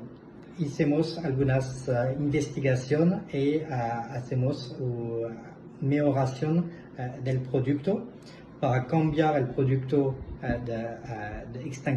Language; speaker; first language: Spanish; non-native, fluent; French